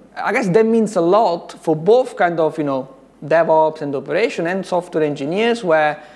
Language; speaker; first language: English; non-native, fluent; Italian